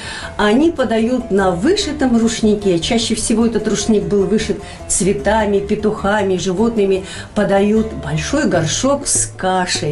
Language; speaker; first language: Russian; native; Russian